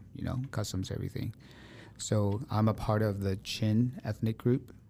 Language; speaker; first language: English; early bilingual, other home language; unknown